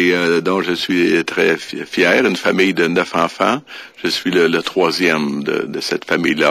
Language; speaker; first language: French; native; French